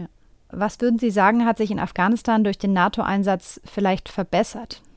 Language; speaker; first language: German; native; German